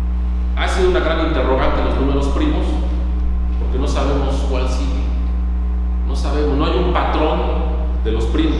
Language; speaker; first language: Spanish; native; Spanish